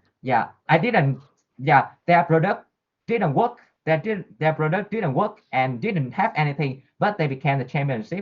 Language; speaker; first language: English; non-native, learner; Vietnamese